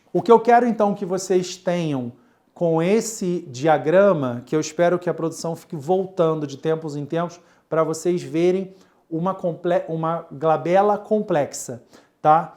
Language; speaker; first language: Portuguese; native; Portuguese